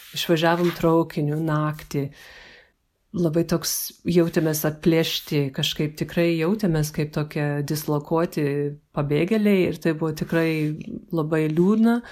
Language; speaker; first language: Lithuanian; early bilingual, heritage; Lithuanian